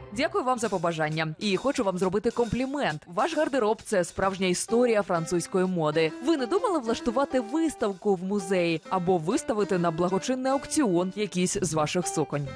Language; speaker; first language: Ukrainian; native; Ukrainian